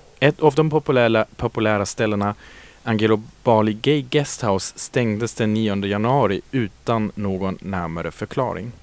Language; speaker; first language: Swedish; native; Swedish